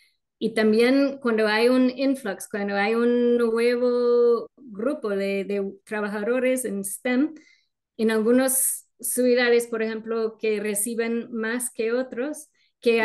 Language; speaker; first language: Spanish; non-native, fluent; English